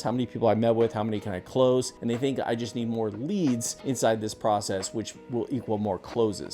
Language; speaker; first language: English; native; English